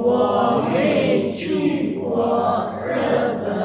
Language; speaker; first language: Chinese; non-native, learner; Indonesian